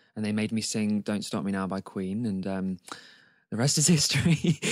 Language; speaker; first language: English; native; English